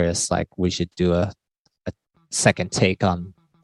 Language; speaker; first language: English; native; English